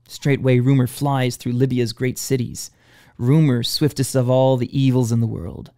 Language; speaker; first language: English; native; English